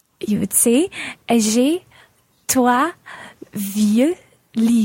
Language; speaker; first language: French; non-native, learner; English